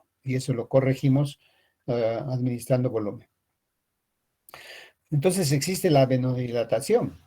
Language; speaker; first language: Spanish; native; Spanish